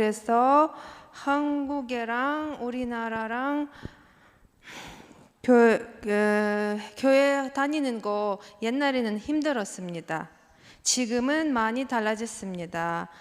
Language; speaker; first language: Korean; non-native, learner; Russian